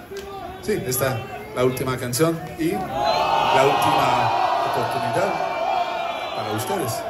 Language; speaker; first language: Spanish; non-native, learner; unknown